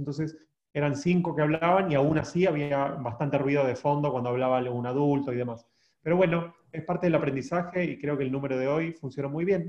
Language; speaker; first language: Spanish; native; Spanish